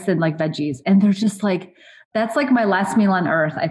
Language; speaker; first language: English; early bilingual, other home language; Arabic